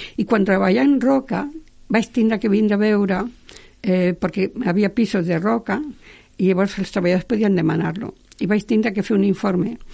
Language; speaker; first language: Catalan; non-native, local second language; Spanish